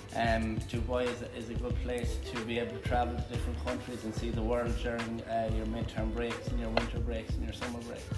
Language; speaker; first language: English; native; English